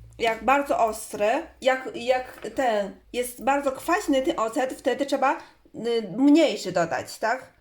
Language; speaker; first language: Polish; non-native, learner; Chinese